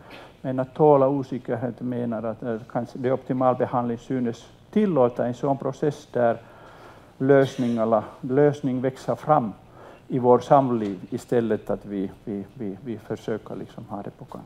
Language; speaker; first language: Swedish; non-native, local second language; Finnish